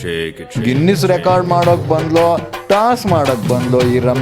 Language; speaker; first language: Kannada; native; Kannada